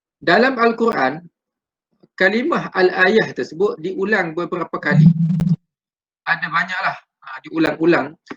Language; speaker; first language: Malay; native; Malay